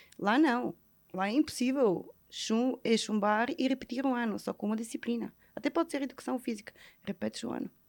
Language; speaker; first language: Portuguese; non-native, fluent; Bulgarian